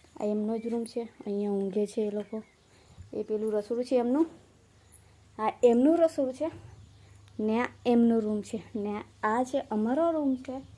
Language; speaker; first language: Gujarati; non-native, local second language; Bhili